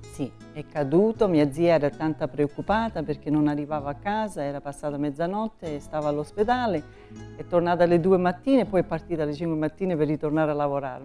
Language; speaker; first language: Italian; early bilingual, heritage; Italian